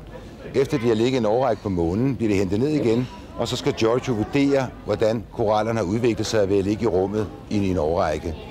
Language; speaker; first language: Danish; native; Danish